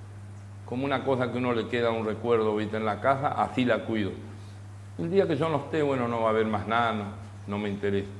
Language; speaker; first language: Spanish; native; Spanish